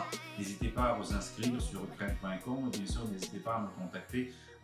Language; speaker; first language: French; non-native, fluent; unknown